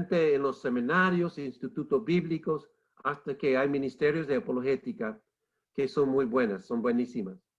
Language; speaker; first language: Spanish; non-native, fluent; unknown